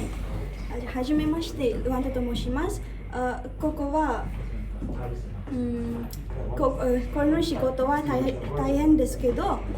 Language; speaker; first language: Japanese; non-native, learner; Garo